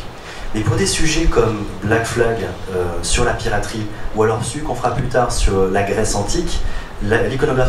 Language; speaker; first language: French; native; French